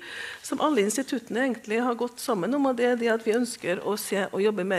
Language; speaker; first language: Norwegian; native; Norwegian